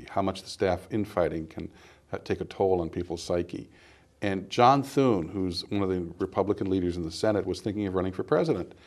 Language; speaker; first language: English; native; English